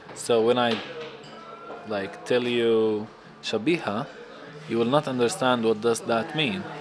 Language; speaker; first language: English; non-native, fluent; Arabic